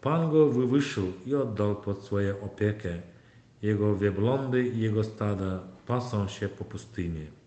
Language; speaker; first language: Polish; non-native, fluent; Turkmen